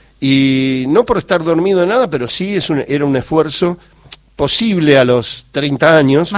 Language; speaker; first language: Spanish; native; Spanish